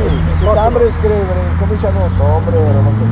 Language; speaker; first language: Italian; non-native, learner; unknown